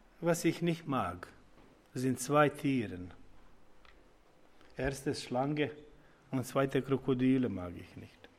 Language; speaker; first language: German; non-native, learner; Croatian